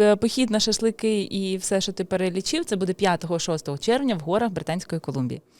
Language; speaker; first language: Ukrainian; native; Ukrainian